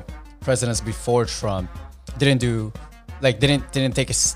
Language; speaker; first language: English; non-native, local second language; Filipino